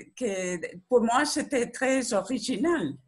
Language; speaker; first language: French; non-native, learner; Spanish